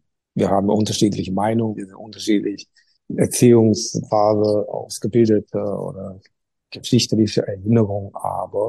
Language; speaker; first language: German; non-native, learner; Chinese